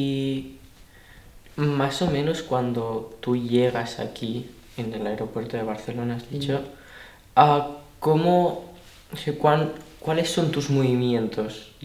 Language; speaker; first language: Spanish; non-native, local second language; Catalan